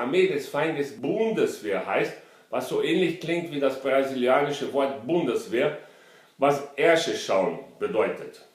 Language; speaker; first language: German; non-native, fluent; Portuguese